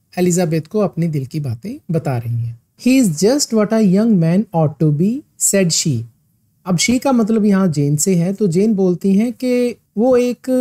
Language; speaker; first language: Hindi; non-native, local second language; Punjabi